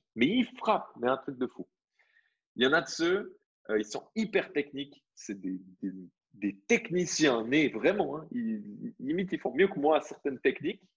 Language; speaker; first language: French; native; French